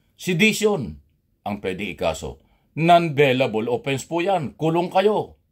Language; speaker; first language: Filipino; native; Filipino